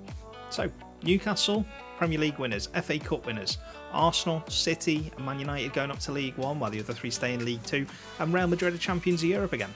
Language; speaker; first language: English; native; English